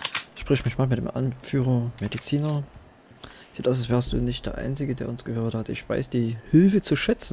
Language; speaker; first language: German; native; German